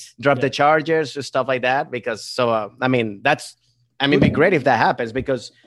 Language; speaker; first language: English; early bilingual, other home language; Spanish